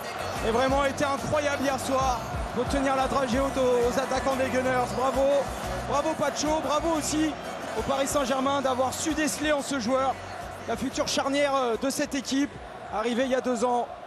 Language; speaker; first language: French; native; French